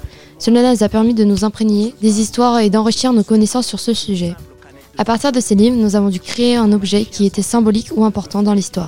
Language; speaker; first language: French; native; French